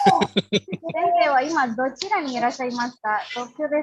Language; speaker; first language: Japanese; non-native, fluent; Indonesian